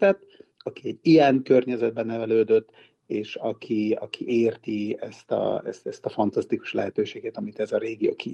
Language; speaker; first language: Hungarian; non-native, local second language; Serbian